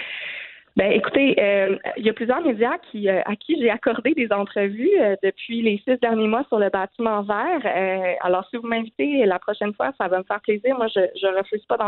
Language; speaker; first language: French; native; French